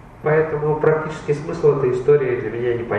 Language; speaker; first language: Russian; native; Russian